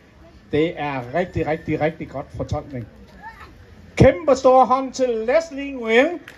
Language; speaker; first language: Danish; early bilingual, other home language; Vietnamese